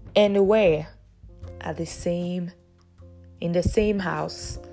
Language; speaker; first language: English; early bilingual, other home language; Lingala